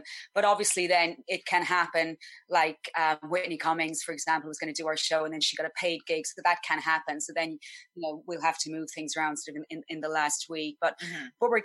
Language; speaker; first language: English; native; English